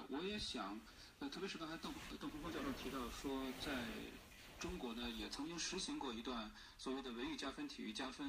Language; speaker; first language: Chinese; native; Chinese